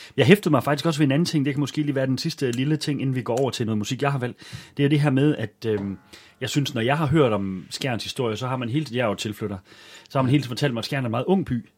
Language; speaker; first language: Danish; native; Danish